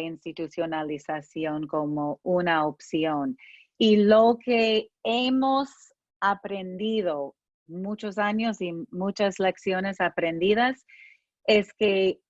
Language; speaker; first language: Spanish; non-native, fluent; English